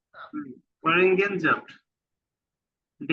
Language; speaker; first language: German; non-native, fluent; Bangla